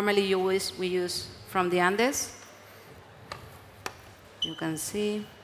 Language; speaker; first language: English; non-native, learner; Spanish